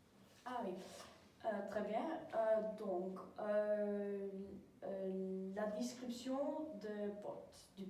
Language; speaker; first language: French; non-native, learner; Dutch